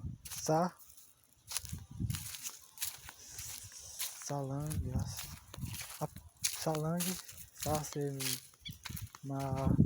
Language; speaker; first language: French; non-native, learner; Portuguese